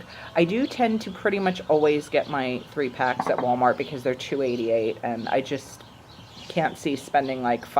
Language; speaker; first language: English; native; English